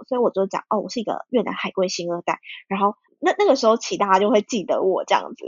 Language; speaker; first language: Chinese; early bilingual, heritage; Chinese